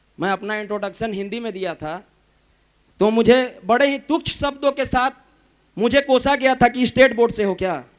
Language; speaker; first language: Hindi; native; Hindi